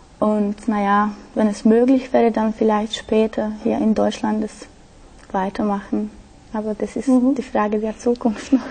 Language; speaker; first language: German; non-native, learner; Slovak